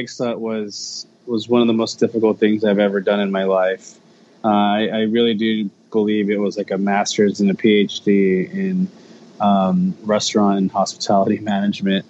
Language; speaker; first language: English; early bilingual, other home language; Filipino